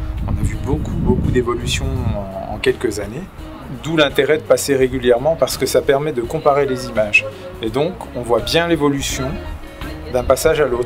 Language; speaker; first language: French; native; French